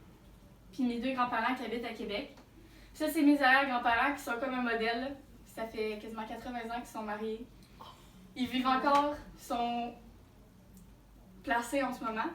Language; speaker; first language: French; native; French